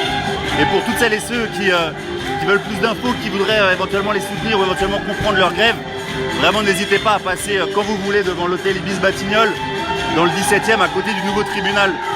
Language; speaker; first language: French; native; French